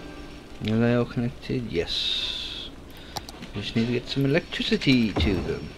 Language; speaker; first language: English; native; English